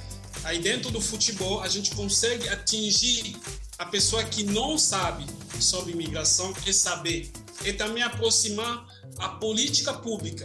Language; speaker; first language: Portuguese; non-native, fluent; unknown